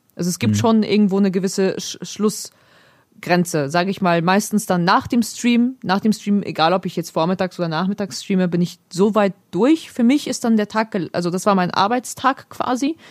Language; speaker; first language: German; early bilingual, other home language; Polish